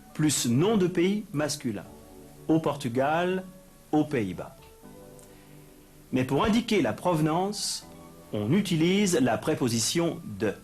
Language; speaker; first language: French; native; French